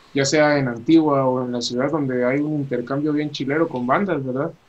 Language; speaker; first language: Spanish; native; Spanish